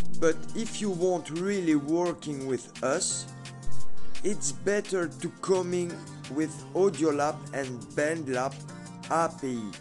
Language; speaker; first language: English; non-native, learner; French